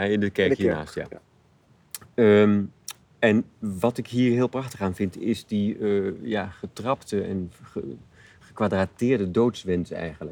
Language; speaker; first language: Dutch; native; Dutch